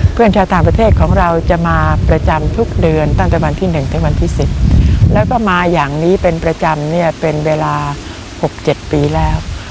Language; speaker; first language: Thai; native; Thai